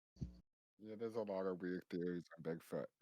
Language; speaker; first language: English; native; English